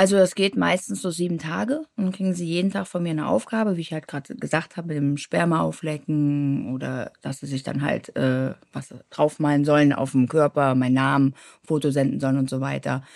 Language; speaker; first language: German; native; German